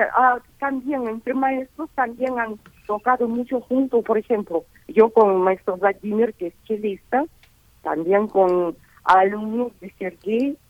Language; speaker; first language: Spanish; non-native, fluent; Russian